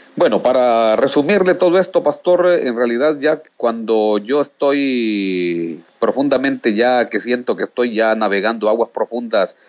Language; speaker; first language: Spanish; native; Spanish